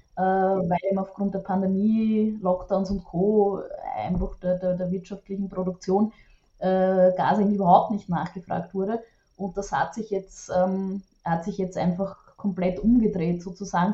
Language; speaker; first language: German; native; German